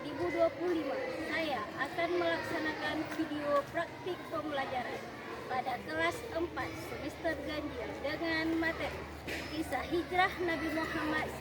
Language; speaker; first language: Indonesian; native; Indonesian